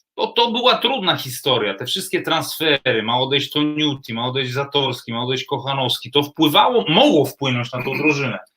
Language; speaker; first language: Polish; native; Polish